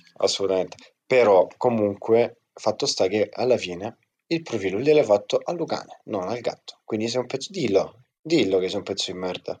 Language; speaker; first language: Italian; native; Italian